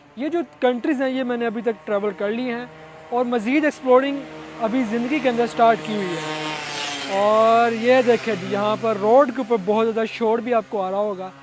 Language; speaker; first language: Urdu; non-native, local second language; Punjabi